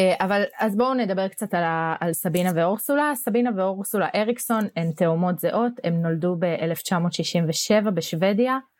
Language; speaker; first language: Hebrew; native; Hebrew